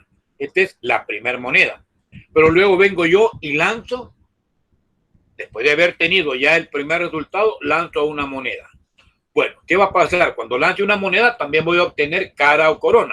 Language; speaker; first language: Spanish; native; Spanish